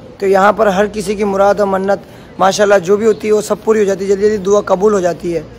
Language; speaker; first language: Hindi; native; Hindi